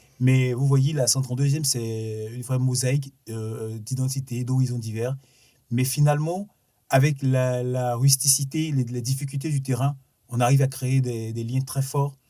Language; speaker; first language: French; non-native, local second language; Sango